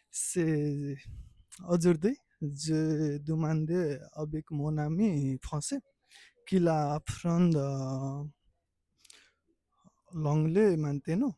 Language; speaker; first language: French; non-native, learner; Nepali